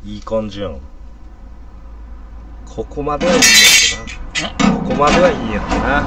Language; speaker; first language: Japanese; native; Japanese